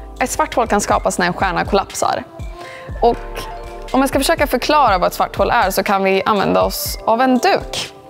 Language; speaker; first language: Swedish; native; Swedish